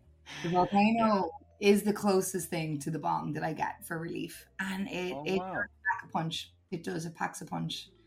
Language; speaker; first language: English; native; English